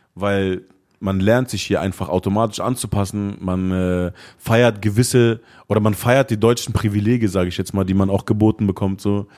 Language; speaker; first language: German; early bilingual, other home language; Arabic